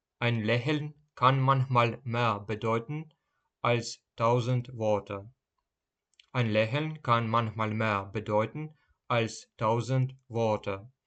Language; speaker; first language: German; non-native, fluent; Ukrainian